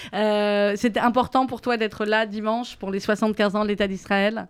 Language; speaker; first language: French; native; French